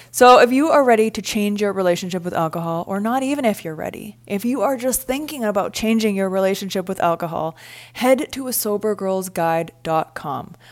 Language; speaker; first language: English; native; English